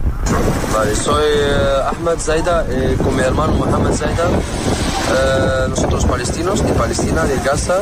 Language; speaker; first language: Spanish; non-native, learner; Arabic